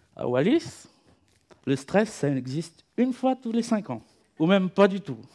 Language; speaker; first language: French; non-native, fluent; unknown